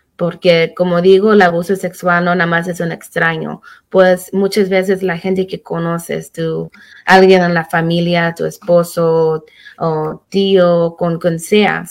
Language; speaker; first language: Spanish; early bilingual, heritage; Spanish